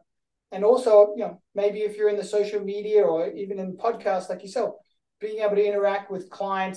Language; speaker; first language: English; native; English